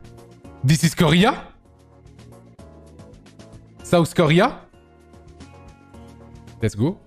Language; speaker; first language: English; non-native, fluent; French